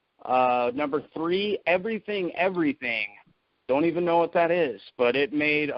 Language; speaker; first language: English; native; English